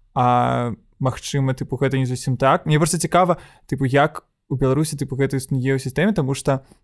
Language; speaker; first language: Belarusian; native; Belarusian